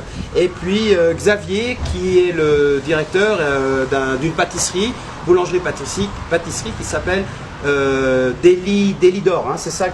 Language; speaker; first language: French; native; French